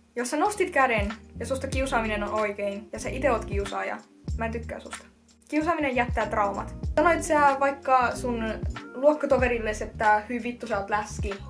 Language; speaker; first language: Finnish; early bilingual, other home language; Russian